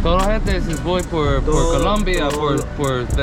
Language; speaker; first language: Spanish; non-native, learner; English